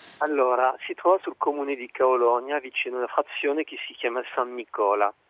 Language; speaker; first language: Italian; non-native, fluent; French